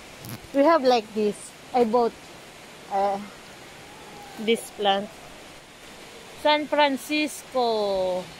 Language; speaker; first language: English; non-native, learner; Filipino